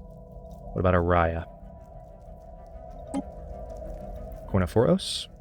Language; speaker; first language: English; native; English